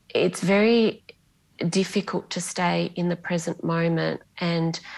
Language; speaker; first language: English; non-native, local second language; Greek